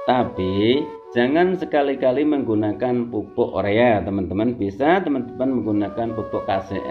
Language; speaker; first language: Indonesian; native; Indonesian